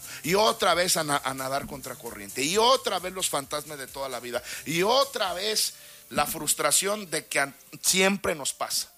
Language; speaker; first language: Spanish; native; Spanish